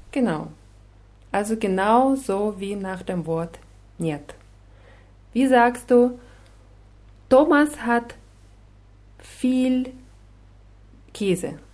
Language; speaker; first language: German; non-native, fluent; Russian